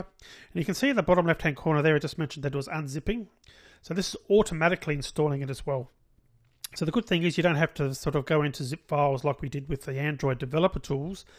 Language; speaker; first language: English; native; English